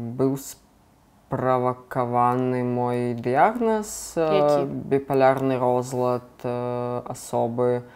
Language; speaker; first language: Belarusian; native; Belarusian